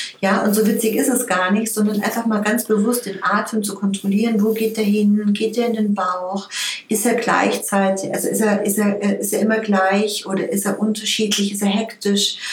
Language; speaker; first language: German; native; German